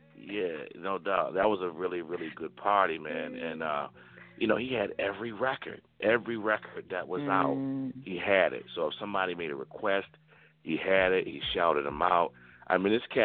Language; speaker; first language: English; native; English